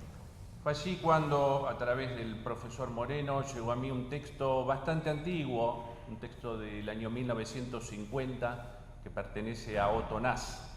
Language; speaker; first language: Spanish; native; Spanish